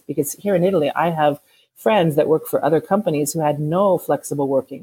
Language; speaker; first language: English; native; English